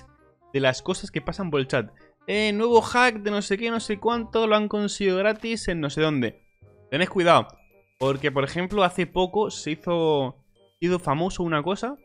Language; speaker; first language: Spanish; native; Spanish